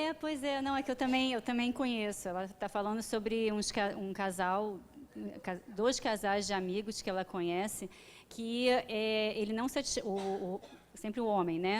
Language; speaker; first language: Portuguese; native; Portuguese